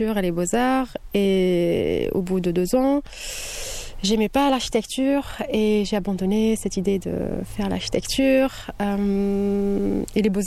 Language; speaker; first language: French; non-native, local second language; Kabyle